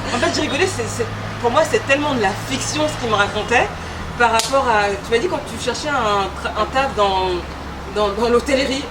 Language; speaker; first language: French; native; French